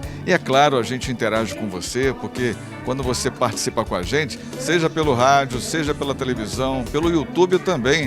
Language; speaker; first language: Portuguese; native; Portuguese